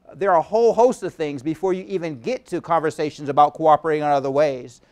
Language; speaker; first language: English; native; English